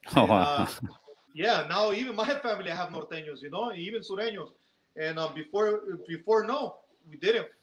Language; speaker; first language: English; native; English